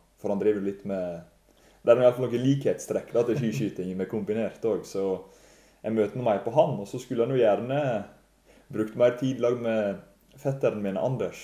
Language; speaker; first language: Norwegian; native; Norwegian